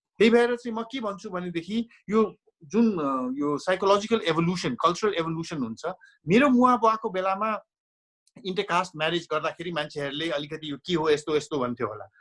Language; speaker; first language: Nepali; native; Nepali